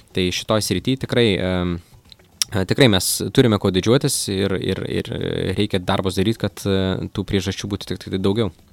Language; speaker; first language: Lithuanian; native; Lithuanian